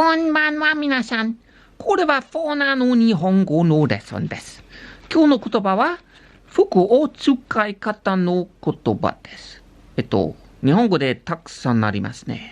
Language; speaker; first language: Japanese; non-native, learner; English